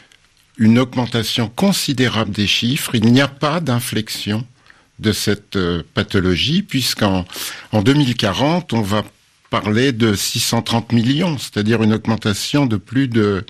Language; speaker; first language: French; native; French